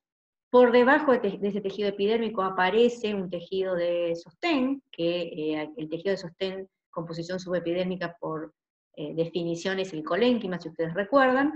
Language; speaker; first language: Spanish; native; Spanish